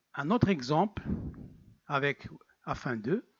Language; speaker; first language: French; non-native, local second language; Arabic